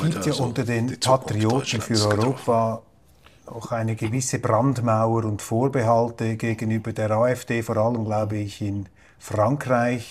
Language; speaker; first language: German; native; German